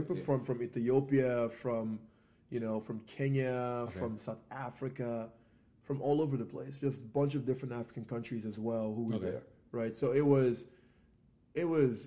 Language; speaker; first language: English; non-native, local second language; Igbo